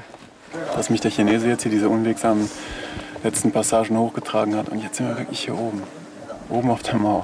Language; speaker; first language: German; native; German